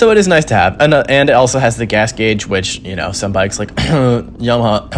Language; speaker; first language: English; native; English